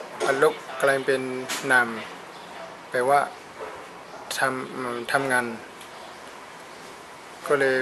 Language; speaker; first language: Thai; non-native, fluent; Burmese